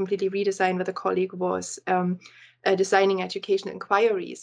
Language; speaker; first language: English; non-native, fluent; German